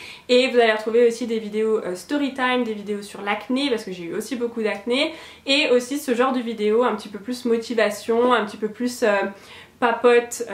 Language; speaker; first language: French; native; French